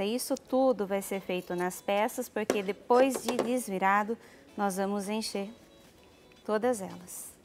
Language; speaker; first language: Portuguese; native; Portuguese